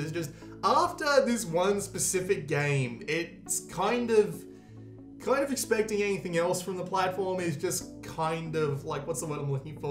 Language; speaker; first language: English; native; English